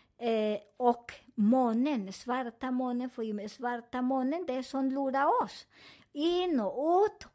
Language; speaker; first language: Swedish; non-native, fluent; Spanish